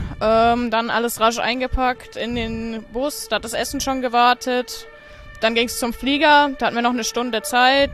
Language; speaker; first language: German; native; German